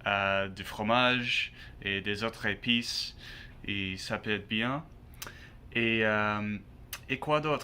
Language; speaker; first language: French; non-native, learner; English